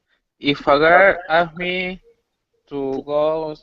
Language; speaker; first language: English; non-native, learner; Spanish